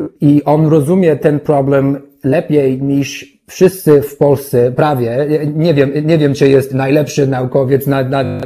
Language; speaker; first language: Polish; non-native, learner; English